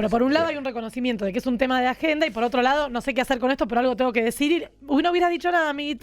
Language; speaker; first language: Spanish; native; Spanish